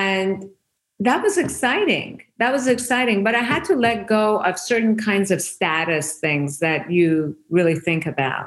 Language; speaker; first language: English; non-native, fluent; Persian